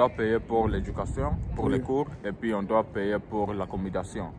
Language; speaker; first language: French; early bilingual, heritage; French